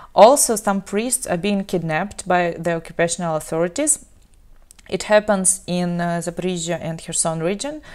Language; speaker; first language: English; non-native, fluent; Ukrainian